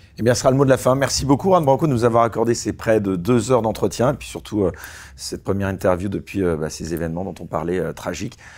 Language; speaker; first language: French; native; French